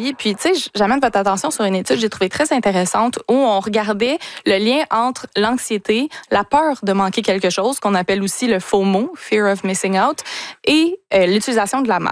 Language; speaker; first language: French; native; French